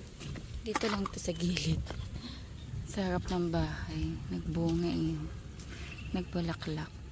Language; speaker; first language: Filipino; native; Filipino